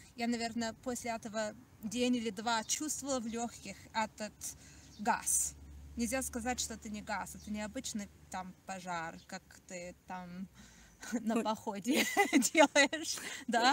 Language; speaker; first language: Russian; early bilingual, heritage; Russian